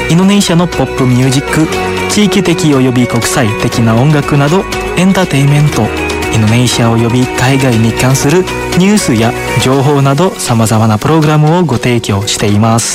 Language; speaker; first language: Japanese; non-native, fluent; Indonesian